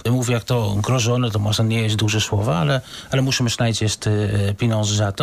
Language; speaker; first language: Polish; non-native, learner; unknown